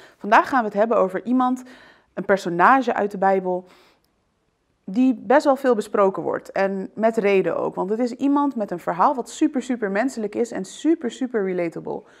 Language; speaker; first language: Dutch; early bilingual, other home language; Arabic